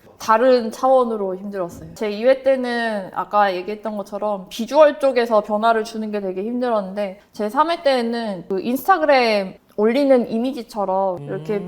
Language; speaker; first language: Korean; native; Korean